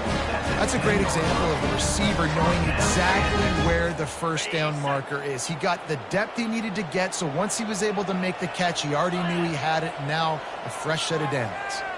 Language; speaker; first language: English; native; English